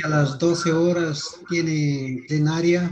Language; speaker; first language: Spanish; native; Spanish